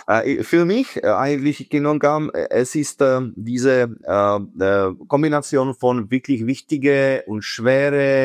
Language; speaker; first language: German; non-native, fluent; Czech